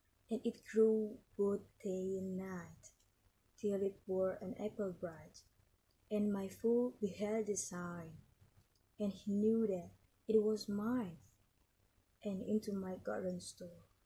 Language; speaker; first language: English; non-native, learner; Indonesian